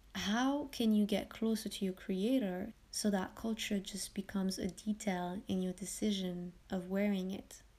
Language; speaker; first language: English; early bilingual, heritage; French